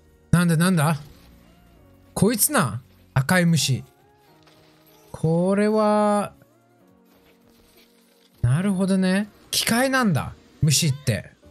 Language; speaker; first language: Japanese; non-native, fluent; English